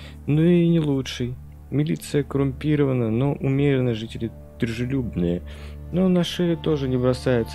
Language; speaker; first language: Russian; native; Russian